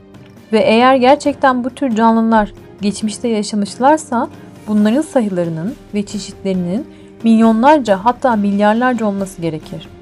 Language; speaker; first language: Turkish; native; Turkish